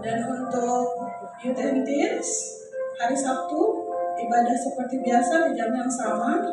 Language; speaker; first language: Indonesian; native; Indonesian